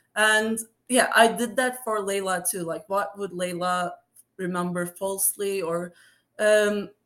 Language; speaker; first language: English; non-native, fluent; Turkish